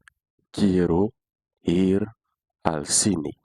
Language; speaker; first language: Spanish; non-native, fluent; Haitian Creole